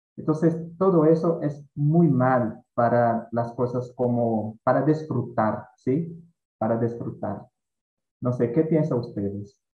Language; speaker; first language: Spanish; non-native, fluent; Portuguese